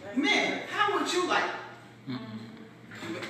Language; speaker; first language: English; native; English